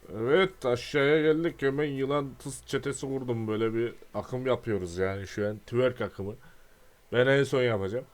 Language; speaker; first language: Turkish; native; Turkish